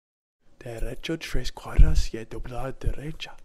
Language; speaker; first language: Spanish; non-native, learner; English